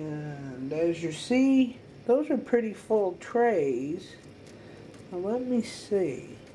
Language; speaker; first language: English; native; English